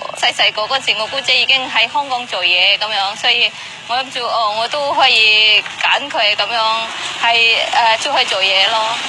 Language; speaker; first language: Cantonese; non-native, fluent; Indonesian